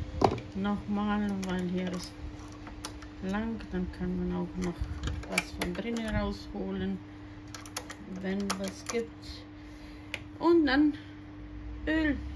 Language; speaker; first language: German; non-native, fluent; Croatian